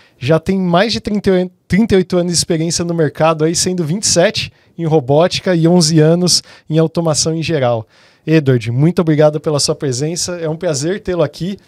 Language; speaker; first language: Portuguese; native; Portuguese